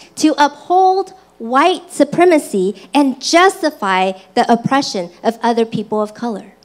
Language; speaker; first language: English; early bilingual, other home language; Chinese